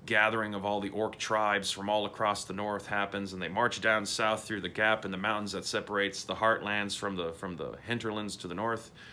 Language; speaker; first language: English; native; English